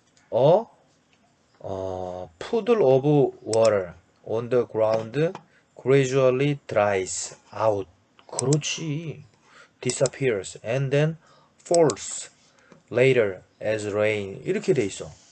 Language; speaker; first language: English; non-native, fluent; Korean